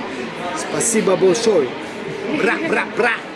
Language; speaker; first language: Russian; non-native, learner; French